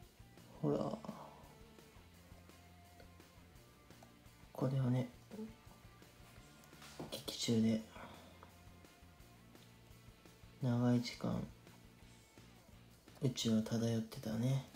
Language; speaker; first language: Japanese; native; Japanese